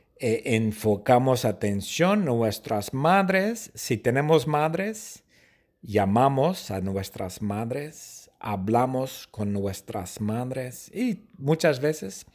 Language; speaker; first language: Spanish; non-native, fluent; English